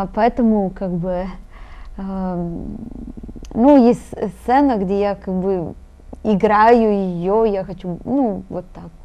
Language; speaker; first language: Russian; non-native, fluent; Italian